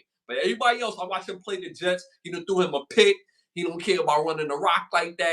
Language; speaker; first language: English; native; English